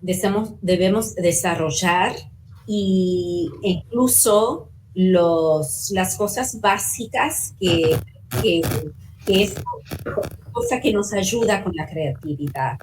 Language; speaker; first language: Spanish; early bilingual, heritage; Spanish